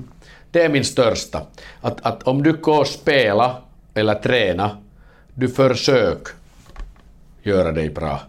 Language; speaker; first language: Swedish; non-native, learner; Finnish